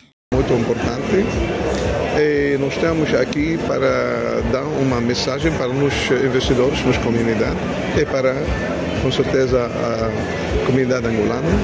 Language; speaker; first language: Portuguese; non-native, learner; Arabic